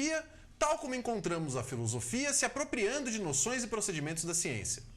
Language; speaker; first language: Portuguese; native; Portuguese